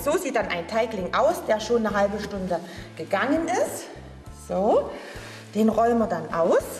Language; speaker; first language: German; native; German